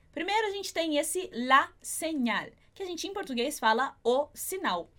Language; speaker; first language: Portuguese; native; Portuguese